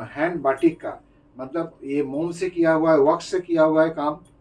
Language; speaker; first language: Hindi; non-native, local second language; Bangla